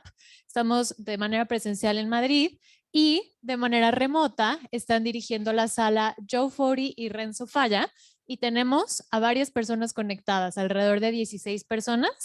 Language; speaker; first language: Spanish; native; Spanish